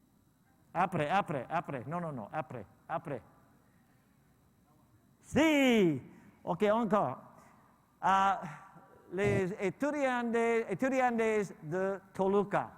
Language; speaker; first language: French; non-native, learner; English